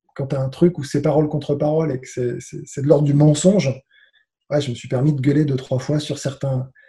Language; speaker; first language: French; native; French